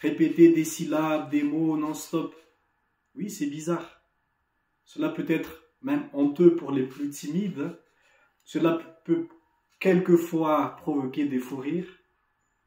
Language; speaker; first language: French; non-native, local second language; Malagasy